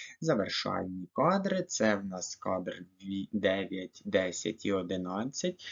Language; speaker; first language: Ukrainian; native; Ukrainian